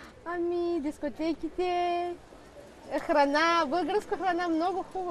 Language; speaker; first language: Bulgarian; non-native, learner; Hausa